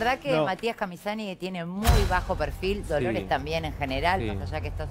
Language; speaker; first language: Spanish; native; Spanish